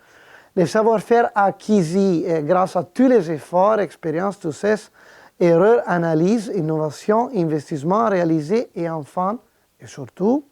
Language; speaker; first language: French; non-native, fluent; Italian